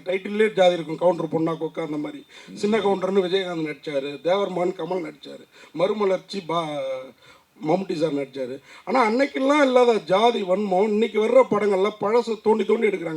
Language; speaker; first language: Tamil; native; Tamil